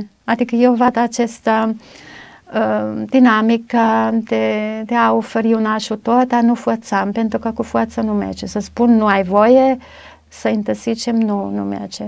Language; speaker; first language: Romanian; non-native, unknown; German